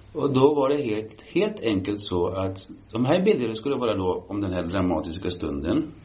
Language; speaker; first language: Swedish; early bilingual, heritage; Swedish